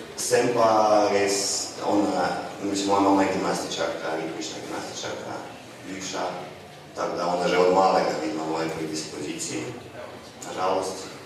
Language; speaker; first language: Slovenian; non-native, fluent; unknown